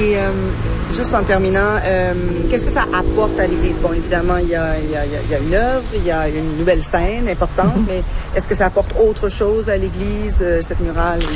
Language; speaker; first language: French; native; French